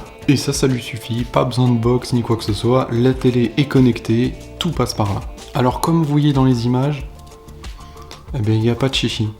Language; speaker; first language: French; native; French